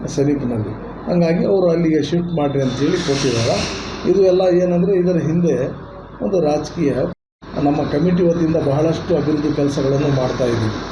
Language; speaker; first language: Kannada; non-native, local second language; Urdu